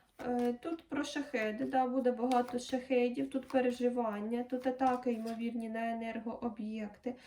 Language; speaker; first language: Ukrainian; non-native, local second language; Russian